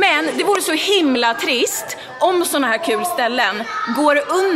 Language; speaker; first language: Swedish; native; Swedish